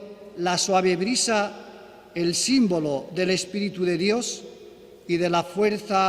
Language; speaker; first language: Spanish; native; Spanish